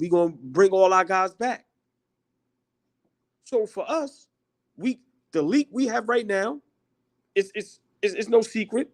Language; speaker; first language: English; native; English